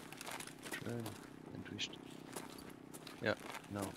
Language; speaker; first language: German; native; German